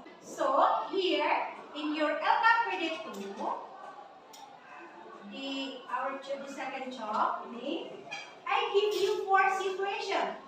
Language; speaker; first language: English; non-native, learner; Indonesian